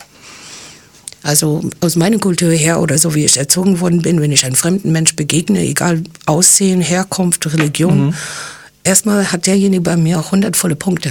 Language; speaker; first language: German; non-native, fluent; English